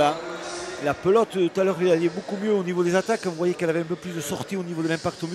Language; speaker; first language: French; native; French